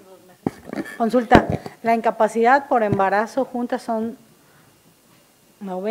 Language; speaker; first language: Spanish; native; Spanish